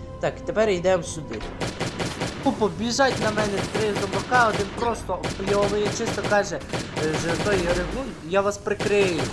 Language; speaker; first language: Ukrainian; non-native, local second language; Russian